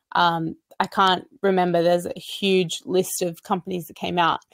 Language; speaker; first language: English; native; English